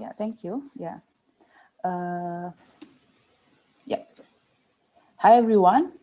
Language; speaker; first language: English; non-native, fluent; Indonesian